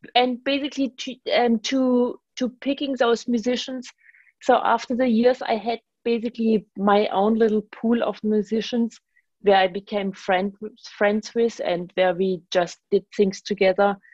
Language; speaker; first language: English; non-native, fluent; German